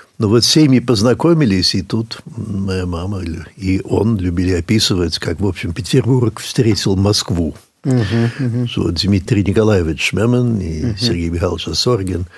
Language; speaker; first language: Russian; early bilingual, heritage; English